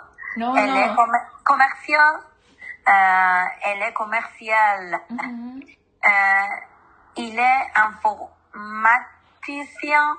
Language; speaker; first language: French; non-native, learner; Persian